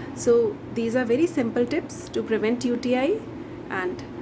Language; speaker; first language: English; non-native, local second language; Punjabi